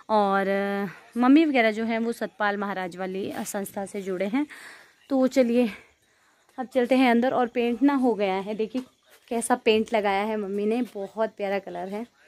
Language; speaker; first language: Hindi; non-native, local second language; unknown